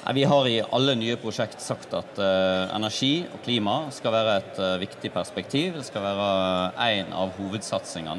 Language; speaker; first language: Norwegian; native; Norwegian